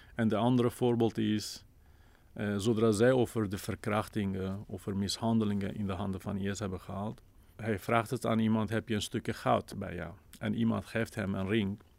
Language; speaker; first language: Dutch; non-native, fluent; Kurdish